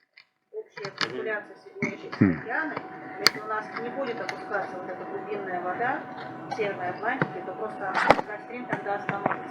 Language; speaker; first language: Russian; native; Russian